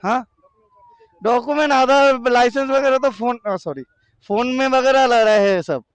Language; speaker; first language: Hindi; non-native, local second language; Bangla